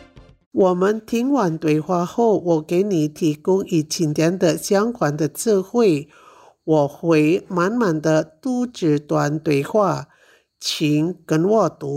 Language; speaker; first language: Chinese; non-native, fluent; Indonesian